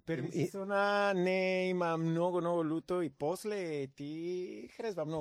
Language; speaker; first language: Bulgarian; non-native, learner; Spanish